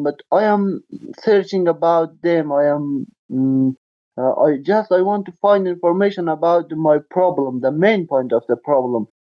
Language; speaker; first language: English; non-native, learner; Persian